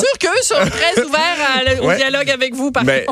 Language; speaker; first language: French; native; French